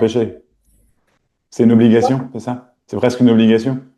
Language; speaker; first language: French; native; French